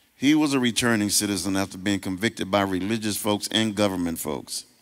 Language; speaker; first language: English; native; English